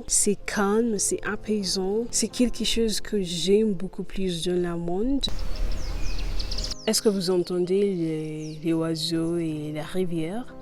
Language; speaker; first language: French; non-native, learner; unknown